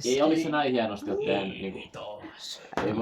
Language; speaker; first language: Finnish; native; Finnish